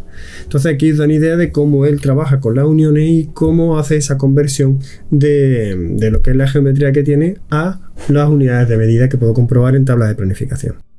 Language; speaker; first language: Spanish; native; Spanish